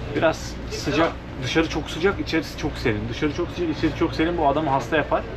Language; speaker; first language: Turkish; native; Turkish